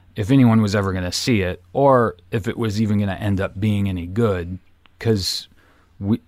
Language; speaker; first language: English; native; English